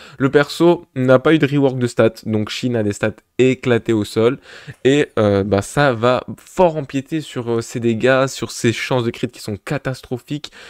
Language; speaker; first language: French; native; French